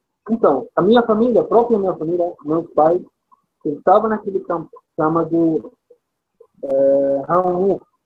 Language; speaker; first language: Portuguese; non-native, fluent; Arabic